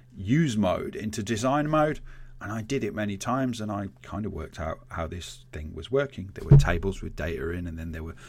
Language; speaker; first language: English; native; English